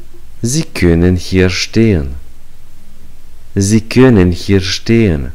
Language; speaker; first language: German; non-native, learner; Romanian